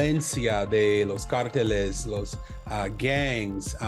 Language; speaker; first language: Spanish; non-native, learner; English